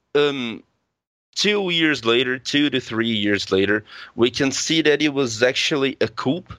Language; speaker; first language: English; non-native, fluent; Portuguese